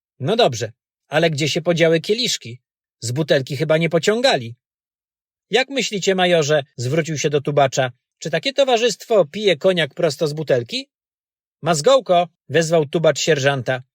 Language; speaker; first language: Polish; native; Polish